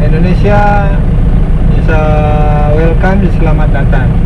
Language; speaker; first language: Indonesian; non-native, local second language; Balinese